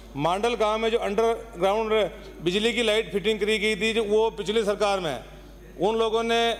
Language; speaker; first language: Hindi; native; Hindi